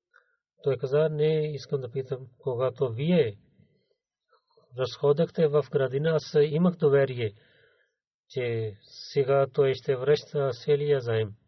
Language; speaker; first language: Bulgarian; non-native, learner; Urdu